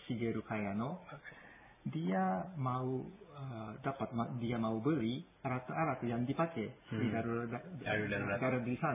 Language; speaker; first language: Indonesian; non-native, fluent; Japanese